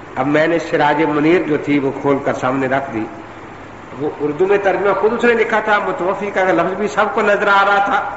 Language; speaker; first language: Urdu; non-native, local second language; Punjabi